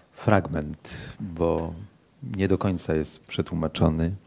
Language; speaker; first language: Polish; native; Polish